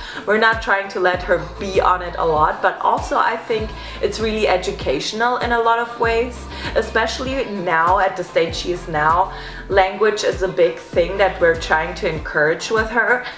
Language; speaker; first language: English; non-native, fluent; German